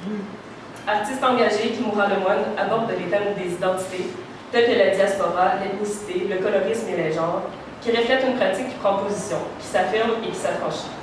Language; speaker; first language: French; native; French